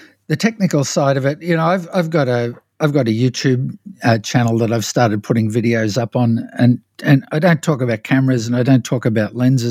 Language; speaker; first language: English; native; English